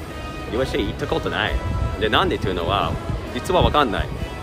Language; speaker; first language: Japanese; non-native, fluent; English